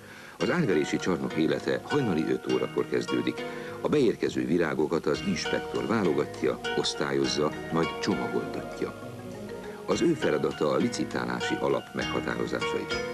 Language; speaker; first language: Hungarian; native; Hungarian